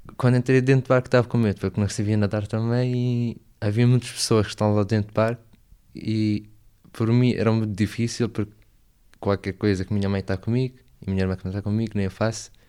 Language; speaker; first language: Portuguese; non-native, learner; Arabic